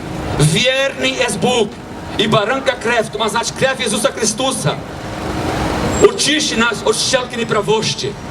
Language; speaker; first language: Polish; non-native, fluent; Portuguese